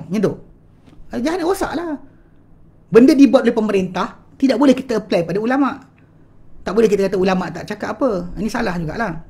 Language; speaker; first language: Malay; native; Malay